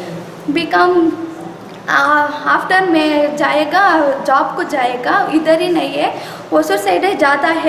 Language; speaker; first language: Hindi; non-native, local second language; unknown